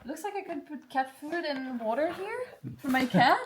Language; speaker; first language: English; non-native, fluent; French